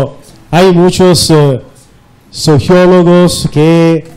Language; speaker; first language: Spanish; non-native, fluent; Italian